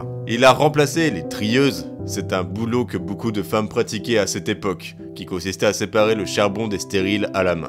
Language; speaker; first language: French; native; French